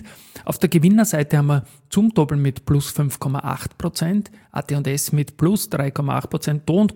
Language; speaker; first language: German; native; German